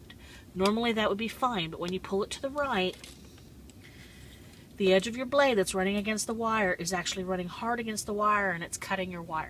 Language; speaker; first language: English; native; English